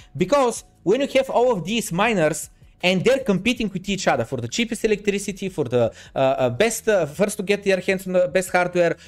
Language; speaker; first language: English; non-native, fluent; Bulgarian